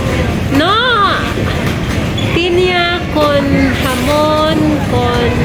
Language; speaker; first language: Spanish; non-native, learner; Filipino